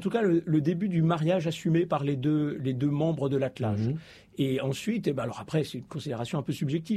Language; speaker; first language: French; native; French